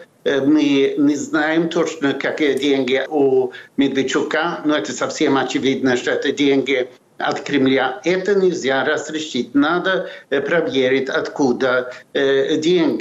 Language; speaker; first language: Russian; non-native, fluent; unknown